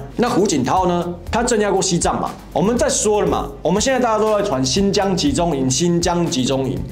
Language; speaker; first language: Chinese; native; Chinese